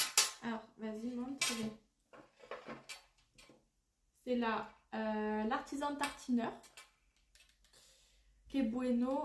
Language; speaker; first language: French; native; French